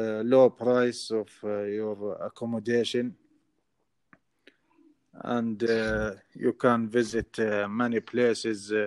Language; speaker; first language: English; non-native, learner; Arabic